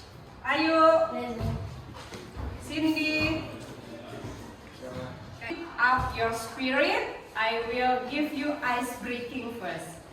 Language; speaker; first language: English; non-native, fluent; Indonesian